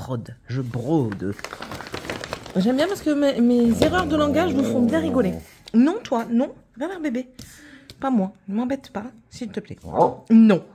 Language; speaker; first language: French; native; French